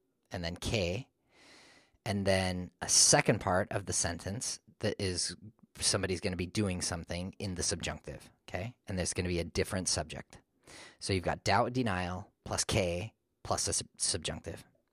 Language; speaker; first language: English; native; English